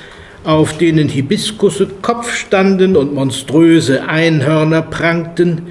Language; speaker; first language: German; native; German